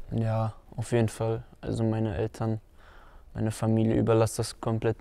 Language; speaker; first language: German; early bilingual, other home language; Turkish